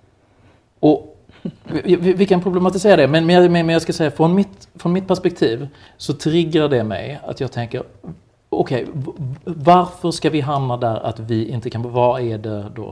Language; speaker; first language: Swedish; native; Swedish